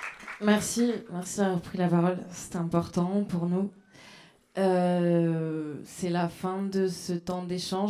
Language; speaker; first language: French; native; French